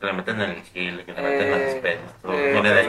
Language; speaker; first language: Spanish; native; Spanish